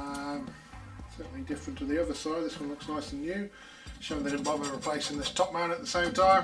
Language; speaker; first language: English; native; English